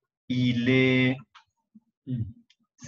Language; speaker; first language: French; non-native, learner; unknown